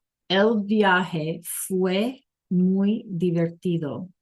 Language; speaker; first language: Spanish; non-native, fluent; English